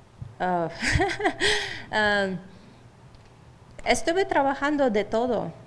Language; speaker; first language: Spanish; non-native, fluent; Russian